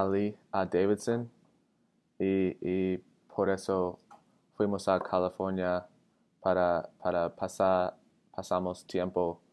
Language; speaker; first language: Spanish; non-native, learner; English